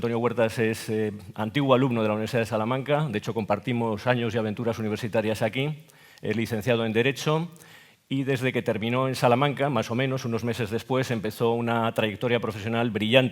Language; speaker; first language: Spanish; native; Spanish